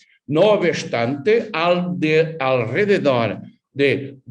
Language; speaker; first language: Spanish; non-native, fluent; Portuguese